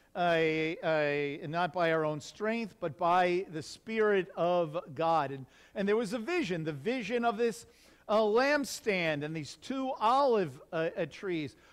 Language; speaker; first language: English; native; English